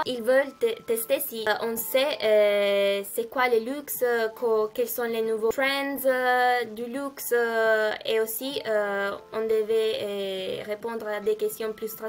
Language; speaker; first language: French; non-native, fluent; Italian